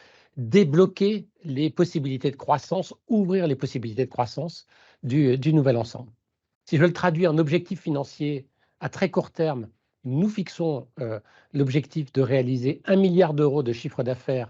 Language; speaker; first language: French; native; French